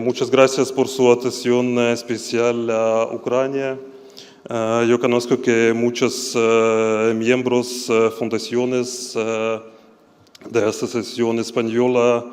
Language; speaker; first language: Spanish; non-native, fluent; Ukrainian